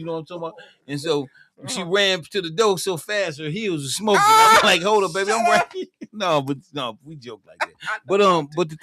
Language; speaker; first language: English; native; English